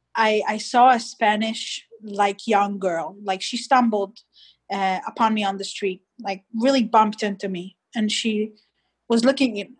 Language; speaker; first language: English; early bilingual, other home language; Hebrew